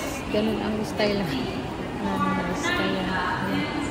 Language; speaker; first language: Filipino; native; Filipino